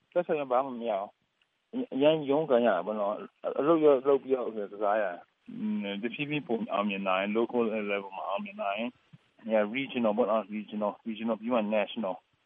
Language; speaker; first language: Burmese; non-native, local second language; Kachin